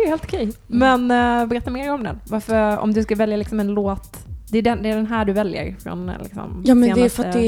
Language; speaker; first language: Swedish; native; Swedish